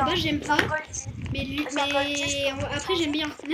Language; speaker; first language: French; native; French